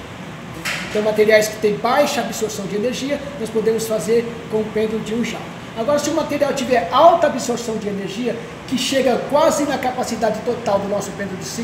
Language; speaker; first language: Portuguese; native; Portuguese